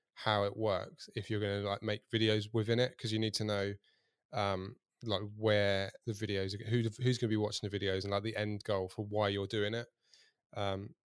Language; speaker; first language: English; native; English